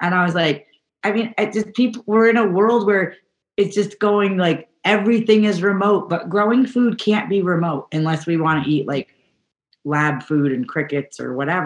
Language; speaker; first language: English; native; English